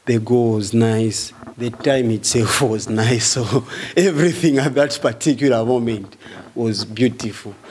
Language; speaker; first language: English; non-native, local second language; Swahili